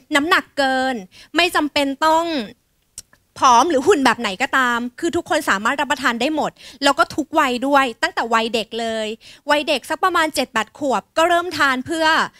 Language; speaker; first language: Thai; native; Thai